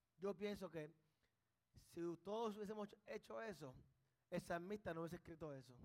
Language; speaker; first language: Spanish; early bilingual, heritage; Spanish